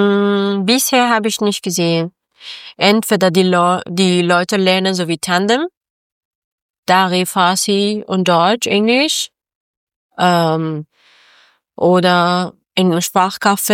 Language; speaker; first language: German; non-native, learner; Persian